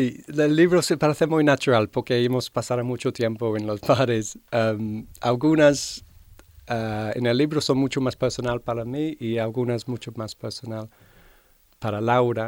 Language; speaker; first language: Spanish; non-native, fluent; English